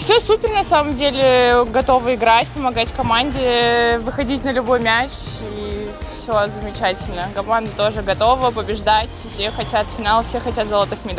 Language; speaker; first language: Russian; native; Russian